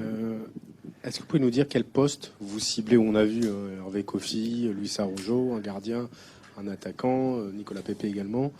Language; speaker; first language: French; native; French